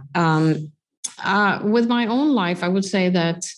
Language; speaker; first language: English; non-native, fluent; Swedish